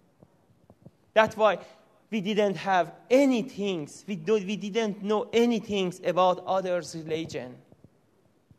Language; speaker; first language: English; non-native, learner; Persian